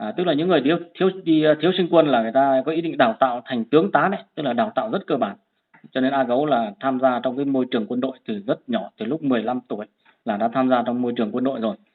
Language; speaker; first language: Vietnamese; non-native, local second language; Hmong